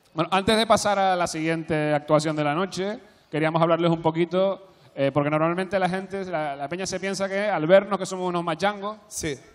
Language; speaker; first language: Spanish; native; Spanish